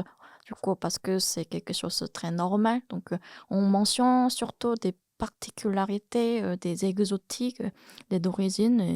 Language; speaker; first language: French; non-native, fluent; Korean